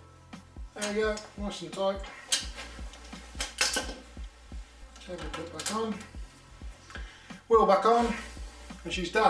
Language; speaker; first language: English; native; English